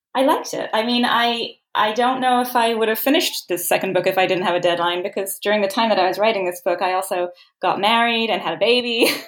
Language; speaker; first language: English; native; English